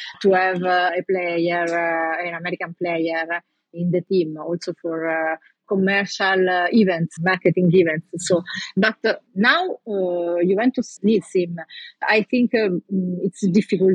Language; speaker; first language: English; non-native, learner; Italian